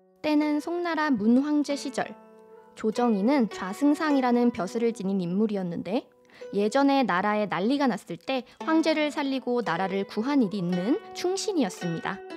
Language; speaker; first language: Korean; native; Korean